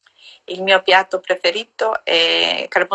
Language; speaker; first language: Italian; non-native, learner; Albanian